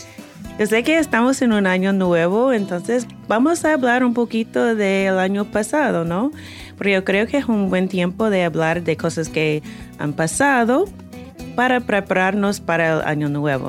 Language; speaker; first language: Spanish; non-native, fluent; English